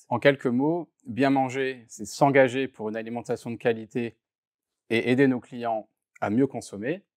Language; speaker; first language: French; native; French